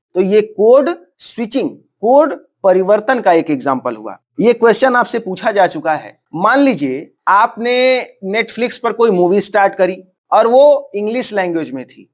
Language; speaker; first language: Hindi; native; Hindi